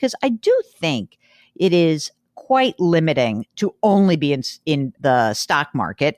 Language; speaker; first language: English; native; English